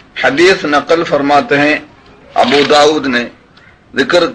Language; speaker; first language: Hindi; non-native, local second language; Malayalam